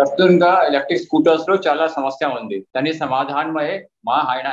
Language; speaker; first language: Telugu; non-native, local second language; Hindi